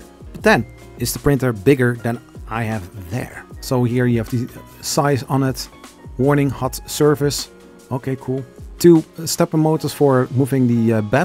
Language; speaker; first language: English; non-native, fluent; Dutch